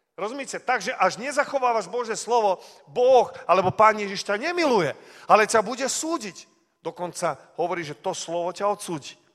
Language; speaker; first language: Slovak; early bilingual, heritage; Slovak